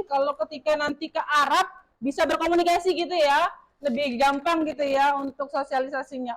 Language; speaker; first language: Indonesian; native; Indonesian